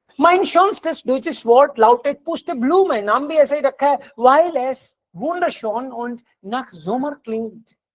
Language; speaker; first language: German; non-native, fluent; Hindi